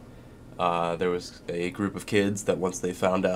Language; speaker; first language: English; native; English